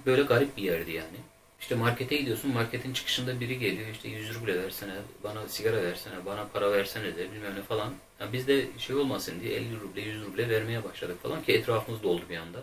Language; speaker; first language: Turkish; native; Turkish